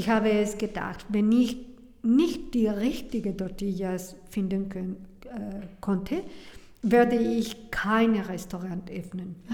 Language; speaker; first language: German; non-native, learner; Spanish